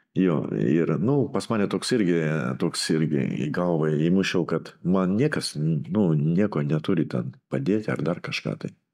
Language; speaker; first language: Lithuanian; non-native, local second language; Russian